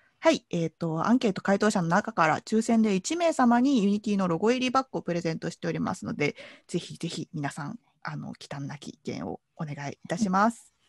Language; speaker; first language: Japanese; native; Japanese